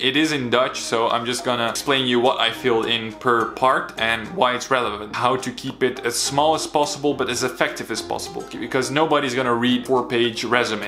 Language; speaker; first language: English; non-native, fluent; Dutch